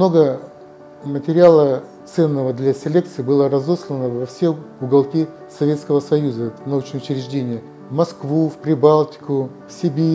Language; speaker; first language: Russian; native; Russian